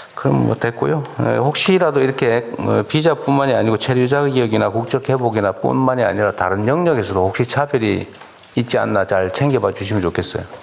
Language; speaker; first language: Korean; native; Korean